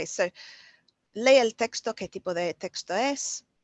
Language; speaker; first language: Spanish; non-native, fluent; English